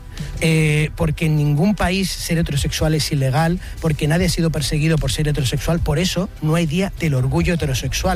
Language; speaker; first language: Spanish; native; Spanish